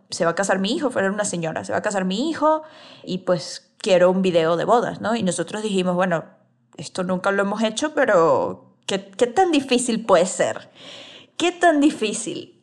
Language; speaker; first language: Spanish; native; Spanish